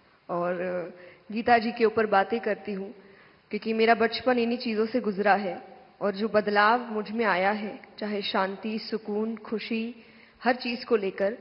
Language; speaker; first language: Hindi; native; Hindi